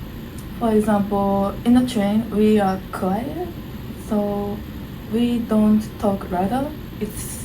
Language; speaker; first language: English; non-native, learner; Japanese